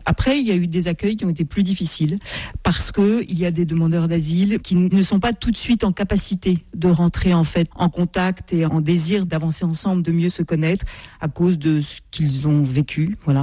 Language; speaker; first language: French; native; French